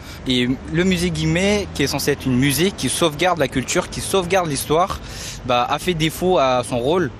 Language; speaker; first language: French; early bilingual, other home language; Tibetan